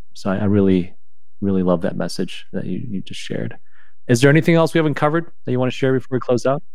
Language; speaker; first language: English; non-native, fluent; Chinese